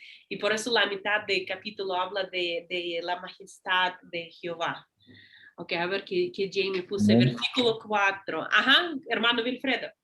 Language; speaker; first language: Spanish; non-native, learner; English